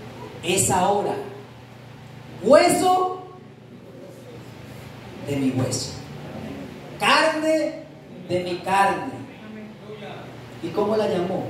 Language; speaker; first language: Spanish; native; Spanish